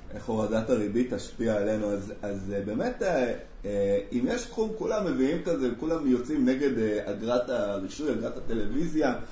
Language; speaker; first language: Hebrew; early bilingual, other home language; Amharic